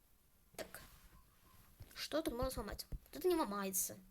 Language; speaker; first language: Russian; native; Russian